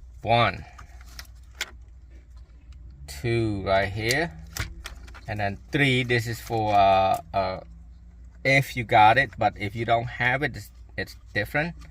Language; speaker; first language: English; non-native, local second language; Khmer